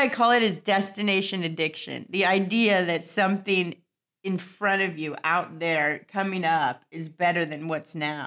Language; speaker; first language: English; native; English